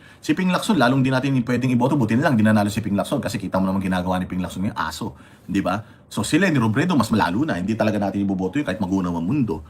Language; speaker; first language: Filipino; non-native, local second language; Iloko